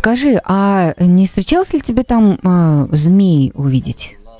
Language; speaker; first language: Russian; native; Russian